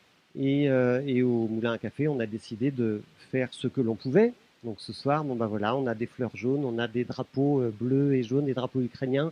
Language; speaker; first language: French; native; French